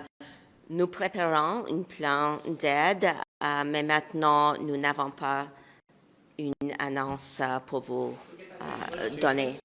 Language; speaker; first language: French; non-native, local second language; English